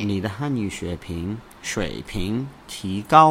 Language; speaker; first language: Chinese; non-native, learner; English